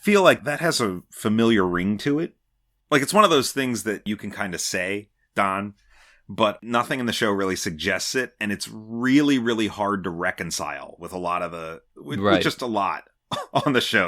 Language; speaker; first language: English; native; English